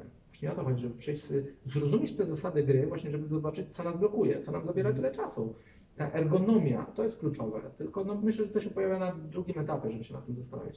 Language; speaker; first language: Polish; native; Polish